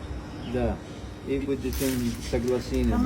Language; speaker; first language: Russian; non-native, learner; Arabic